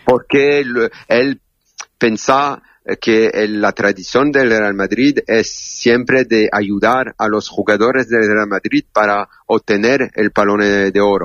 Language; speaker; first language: Spanish; non-native, learner; French